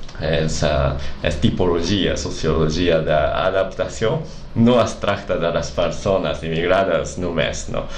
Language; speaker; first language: Catalan; non-native, fluent; Japanese